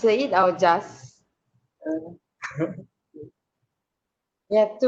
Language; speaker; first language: English; non-native, learner; Malay